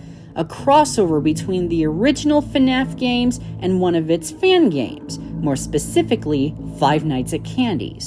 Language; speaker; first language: English; native; English